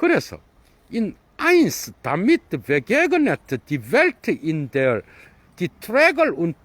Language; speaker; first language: German; non-native, fluent; Korean